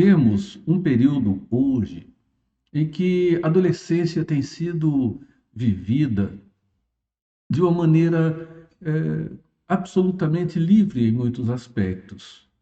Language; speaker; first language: Portuguese; native; Portuguese